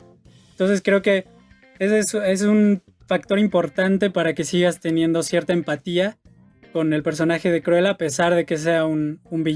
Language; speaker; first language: Spanish; native; Spanish